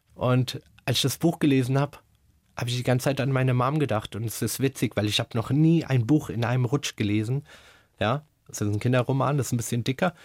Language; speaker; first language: German; native; German